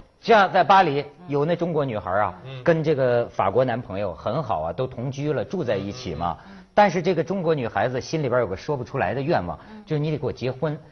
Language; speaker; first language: Chinese; native; Chinese